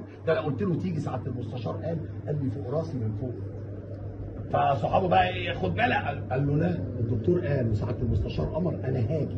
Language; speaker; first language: Arabic; native; Arabic